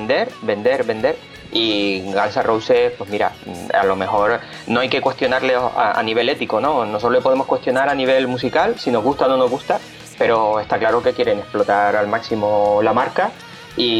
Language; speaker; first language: Spanish; native; Spanish